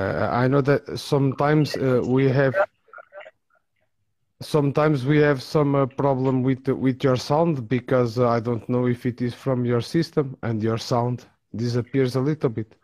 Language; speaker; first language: English; non-native, fluent; Portuguese